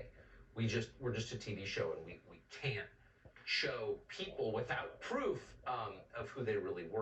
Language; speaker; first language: English; native; English